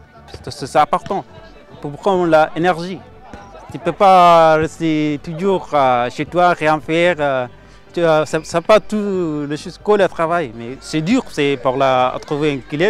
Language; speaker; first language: French; non-native, learner; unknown